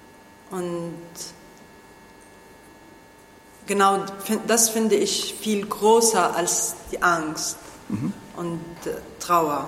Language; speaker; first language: German; non-native, learner; Arabic